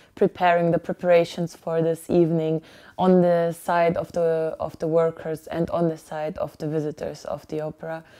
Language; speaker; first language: English; early bilingual, other home language; Ukrainian